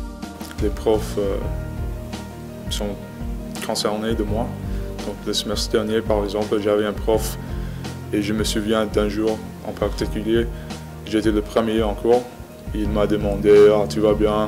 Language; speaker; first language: French; non-native, fluent; English